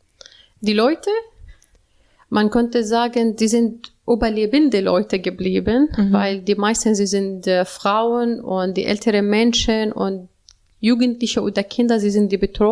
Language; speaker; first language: German; non-native, learner; Arabic